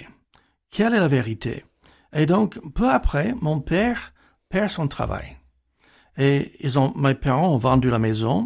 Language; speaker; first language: French; non-native, fluent; English